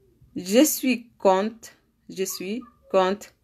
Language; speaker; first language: French; non-native, learner; Arabic